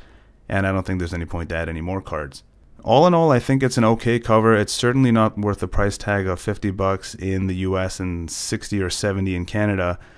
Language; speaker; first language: English; native; English